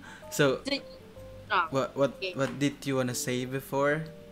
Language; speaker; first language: English; non-native, learner; Indonesian